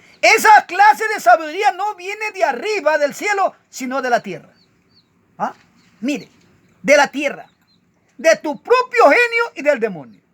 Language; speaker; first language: Spanish; native; Spanish